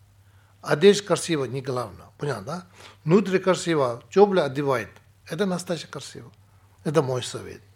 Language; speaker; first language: Russian; non-native, learner; Tibetan